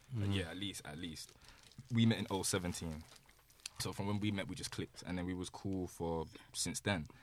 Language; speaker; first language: English; native; English